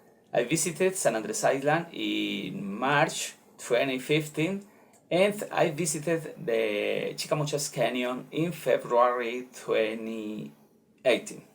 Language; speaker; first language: English; non-native, learner; Spanish